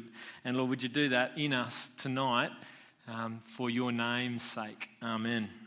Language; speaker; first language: English; native; English